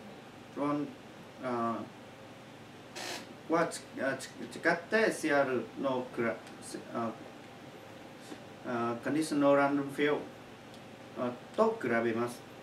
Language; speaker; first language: Japanese; non-native, learner; Chinese